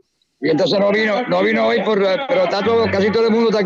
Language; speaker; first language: Spanish; native; Spanish